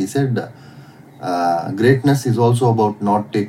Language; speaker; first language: English; non-native, local second language; Tamil